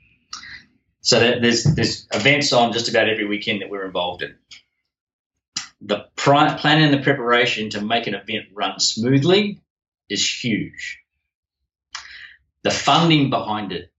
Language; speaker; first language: English; native; English